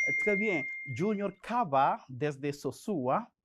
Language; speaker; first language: Spanish; non-native, fluent; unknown